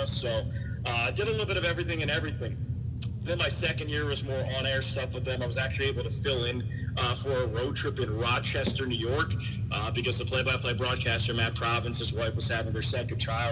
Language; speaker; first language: English; native; English